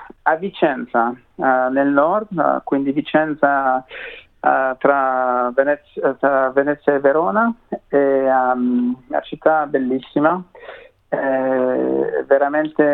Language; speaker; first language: Italian; non-native, fluent; French